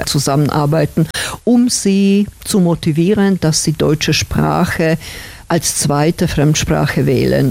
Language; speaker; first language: German; non-native, fluent; Slovak